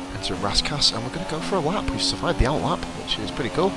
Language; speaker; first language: English; native; English